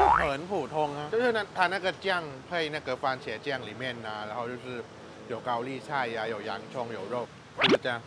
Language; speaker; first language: Chinese; non-native, fluent; Thai